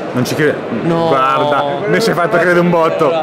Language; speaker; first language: Italian; native; Italian